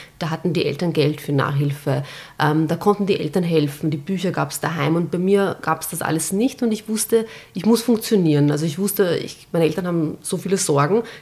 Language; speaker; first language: German; early bilingual, other home language; Bosnian